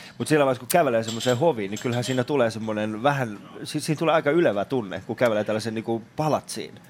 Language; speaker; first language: Finnish; native; Finnish